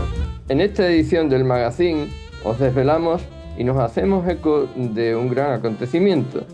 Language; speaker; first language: Spanish; native; Spanish